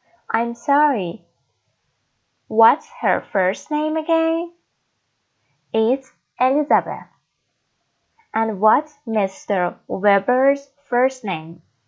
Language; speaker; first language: English; non-native, fluent; Persian